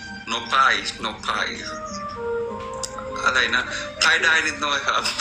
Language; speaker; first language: Thai; non-native, learner; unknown